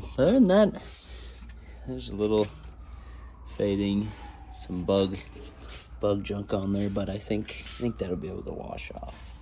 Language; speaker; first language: English; native; English